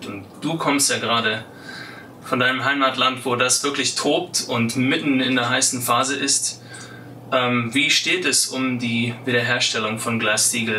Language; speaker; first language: German; native; German